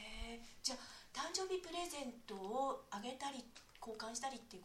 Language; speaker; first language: Japanese; native; Japanese